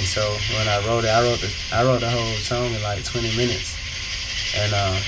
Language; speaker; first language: English; native; English